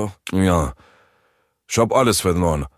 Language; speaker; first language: German; non-native, learner; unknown